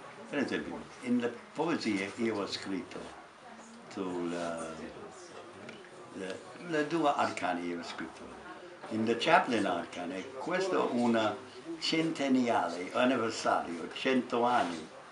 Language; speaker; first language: Italian; non-native, learner; English